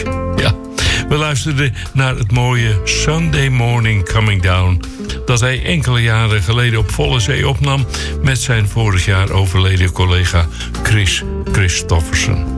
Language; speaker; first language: Dutch; native; Dutch